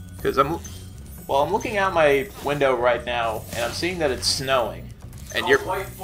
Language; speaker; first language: English; native; English